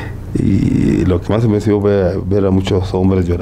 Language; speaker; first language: Spanish; native; Spanish